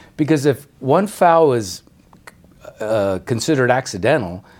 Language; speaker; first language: English; native; English